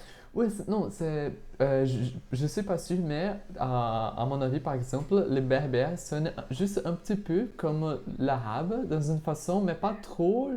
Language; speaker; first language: French; non-native, fluent; Portuguese